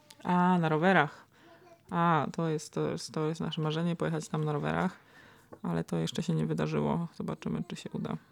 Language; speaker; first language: Polish; native; Polish